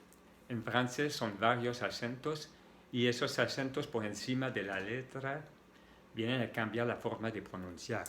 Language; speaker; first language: Spanish; non-native, fluent; French